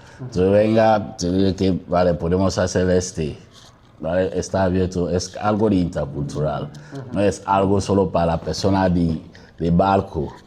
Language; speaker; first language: Spanish; non-native, learner; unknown